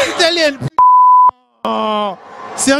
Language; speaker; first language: French; native; French